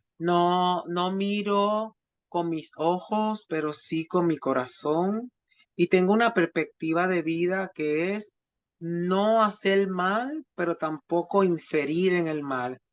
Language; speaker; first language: Spanish; native; Spanish